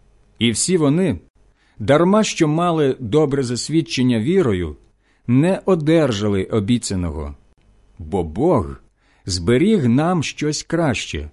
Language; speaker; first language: Ukrainian; native; Ukrainian